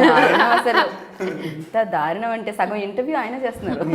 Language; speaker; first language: Telugu; native; Telugu